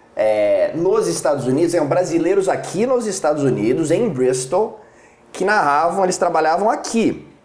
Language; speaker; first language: Portuguese; non-native, fluent; English